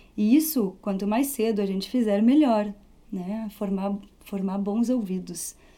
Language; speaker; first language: Portuguese; early bilingual, heritage; Portuguese